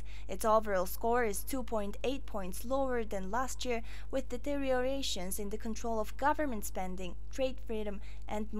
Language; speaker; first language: English; non-native, fluent; Mongolian